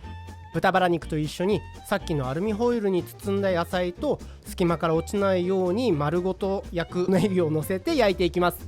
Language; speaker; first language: Japanese; native; Japanese